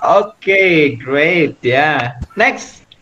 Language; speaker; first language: English; non-native, fluent; Indonesian